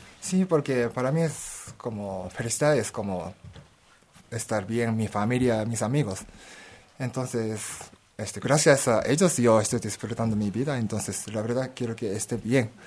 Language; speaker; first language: Spanish; non-native, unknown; Japanese